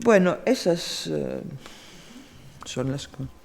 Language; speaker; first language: Spanish; non-native, fluent; Greek